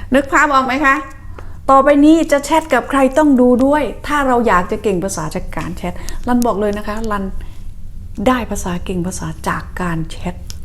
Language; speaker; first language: Thai; native; Thai